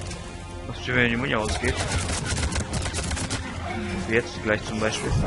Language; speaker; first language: German; native; German